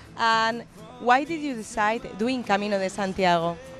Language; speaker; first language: English; non-native, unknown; Spanish